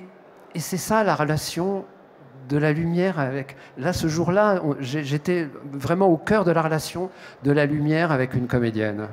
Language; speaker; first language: French; native; French